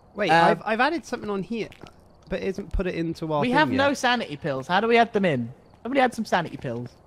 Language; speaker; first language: English; native; English